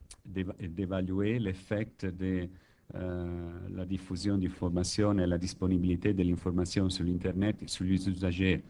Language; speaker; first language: French; non-native, learner; Italian